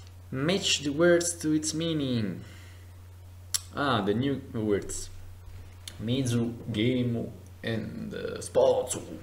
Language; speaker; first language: English; non-native, fluent; Italian